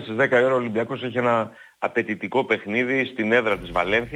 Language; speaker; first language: Greek; native; Greek